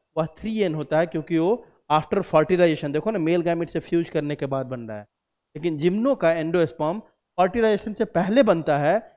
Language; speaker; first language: Hindi; native; Hindi